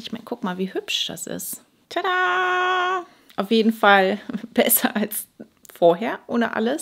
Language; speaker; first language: German; native; German